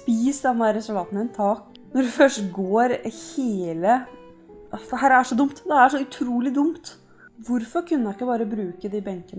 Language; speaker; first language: Norwegian; native; Norwegian